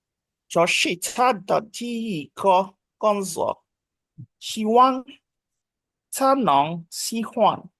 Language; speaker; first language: Chinese; non-native, learner; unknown